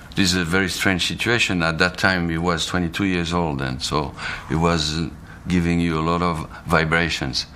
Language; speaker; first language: English; non-native, fluent; Arabic